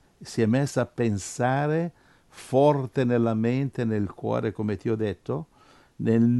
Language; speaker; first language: Italian; non-native, fluent; Spanish